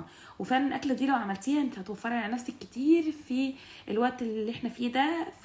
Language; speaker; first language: Arabic; native; Arabic